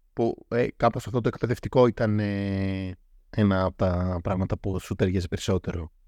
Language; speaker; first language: Greek; native; Greek